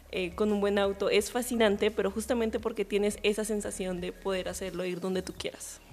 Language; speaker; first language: Spanish; native; Spanish